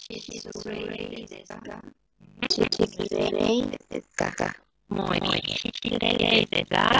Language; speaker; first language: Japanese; non-native, fluent; Spanish